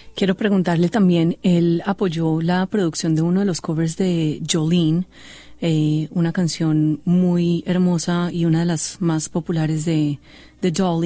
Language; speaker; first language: Spanish; native; Spanish